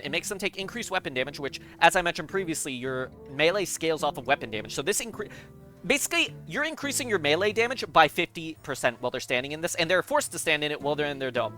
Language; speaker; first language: English; native; English